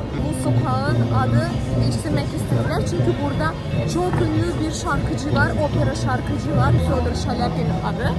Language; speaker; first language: Turkish; non-native, learner; Russian